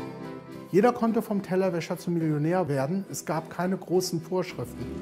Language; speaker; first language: German; native; German